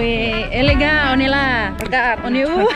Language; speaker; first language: French; non-native, learner; Indonesian